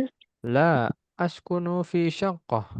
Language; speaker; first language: Arabic; non-native, fluent; Indonesian